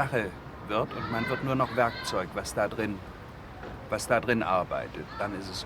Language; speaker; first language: German; native; German